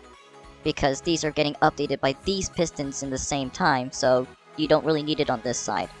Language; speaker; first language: English; native; English